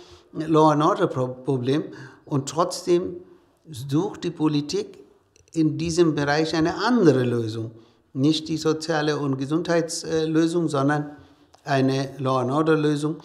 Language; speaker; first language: German; non-native, fluent; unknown